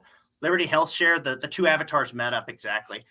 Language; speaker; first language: English; native; English